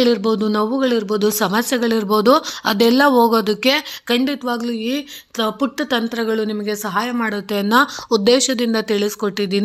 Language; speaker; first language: Kannada; native; Kannada